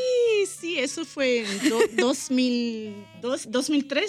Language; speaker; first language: Spanish; early bilingual, heritage; Spanish